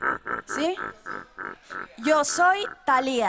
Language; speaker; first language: Spanish; native; Spanish